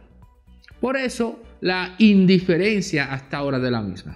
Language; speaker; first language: Spanish; native; Spanish